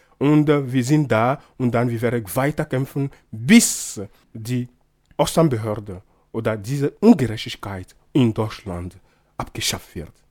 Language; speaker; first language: German; non-native, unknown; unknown